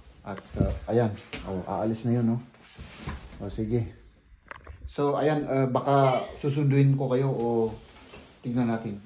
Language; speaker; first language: Filipino; native; Filipino